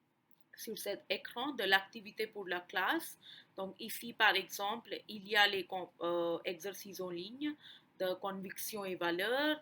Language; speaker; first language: French; non-native, fluent; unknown